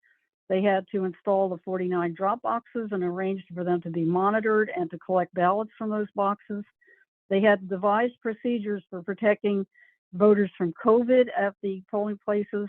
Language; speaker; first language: English; native; English